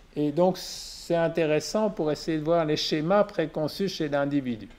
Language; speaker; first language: French; native; French